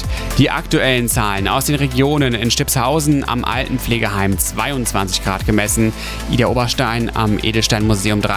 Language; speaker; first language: German; native; German